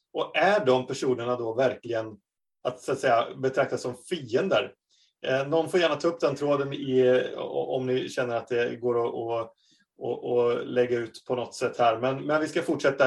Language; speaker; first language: Swedish; native; Swedish